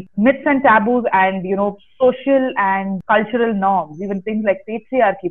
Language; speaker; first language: English; non-native, local second language; Kannada